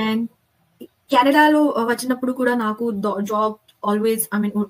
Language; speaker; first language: Telugu; non-native, local second language; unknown